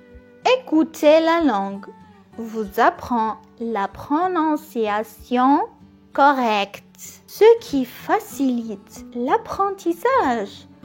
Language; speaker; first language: French; non-native, local second language; Arabic